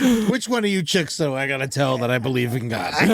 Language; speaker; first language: English; native; English